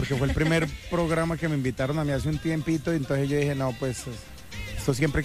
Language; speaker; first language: Spanish; native; Spanish